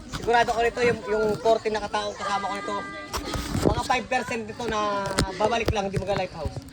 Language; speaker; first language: Filipino; native; Filipino